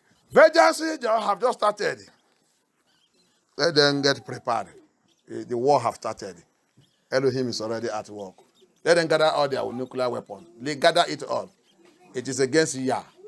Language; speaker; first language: English; non-native, local second language; Yoruba